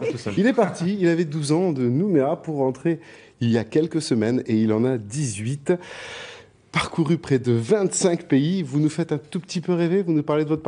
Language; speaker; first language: French; native; French